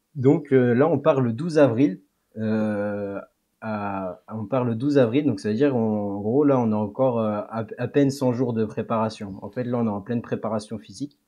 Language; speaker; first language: French; native; French